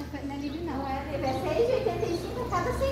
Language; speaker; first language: Portuguese; native; Portuguese